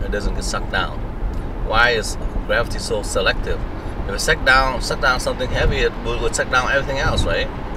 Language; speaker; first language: English; non-native, fluent; Vietnamese